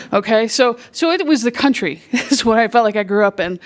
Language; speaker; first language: English; native; English